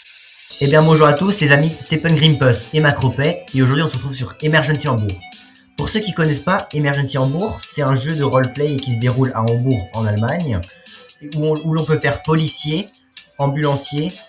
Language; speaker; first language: French; native; French